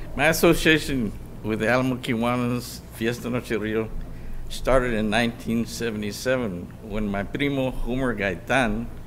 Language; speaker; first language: English; native; English